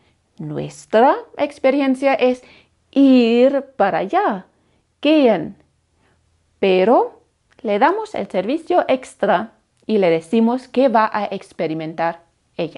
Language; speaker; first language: Spanish; non-native, fluent; German